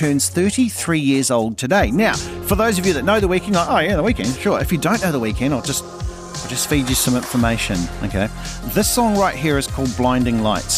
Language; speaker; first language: English; native; English